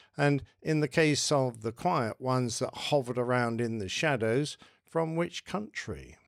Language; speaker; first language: English; native; English